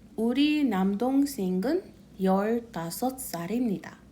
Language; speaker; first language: Korean; non-native, learner; English